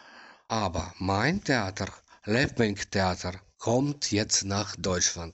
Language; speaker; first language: German; non-native, learner; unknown